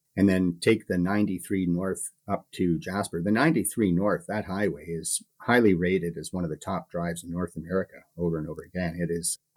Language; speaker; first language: English; native; English